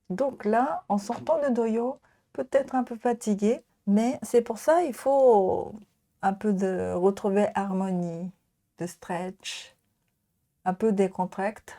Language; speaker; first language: French; non-native, learner; Japanese